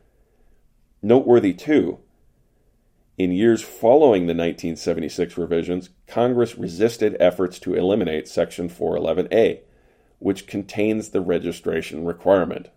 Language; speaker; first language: English; native; English